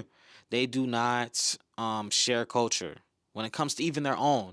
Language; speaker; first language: English; native; English